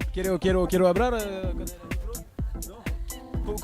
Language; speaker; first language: Spanish; non-native, learner; French